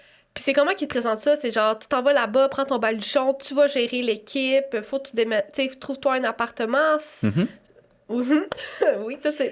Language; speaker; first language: French; native; French